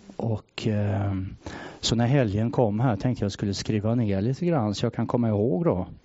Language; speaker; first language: Swedish; native; Swedish